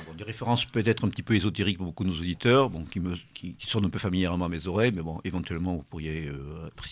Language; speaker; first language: French; native; French